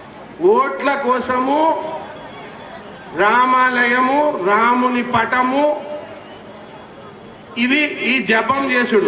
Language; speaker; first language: Telugu; native; Telugu